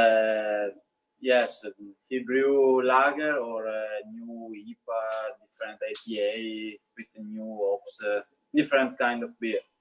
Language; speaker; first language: English; non-native, learner; Italian